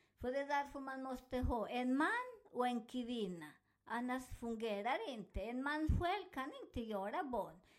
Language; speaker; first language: Swedish; non-native, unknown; Spanish